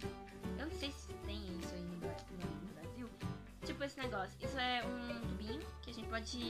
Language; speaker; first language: Portuguese; early bilingual, heritage; Portuguese